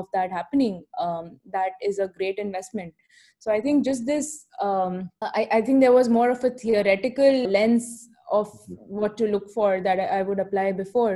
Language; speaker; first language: English; non-native, local second language; Hindi